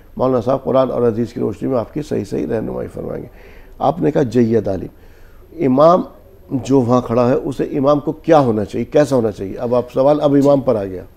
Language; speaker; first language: Urdu; native; Urdu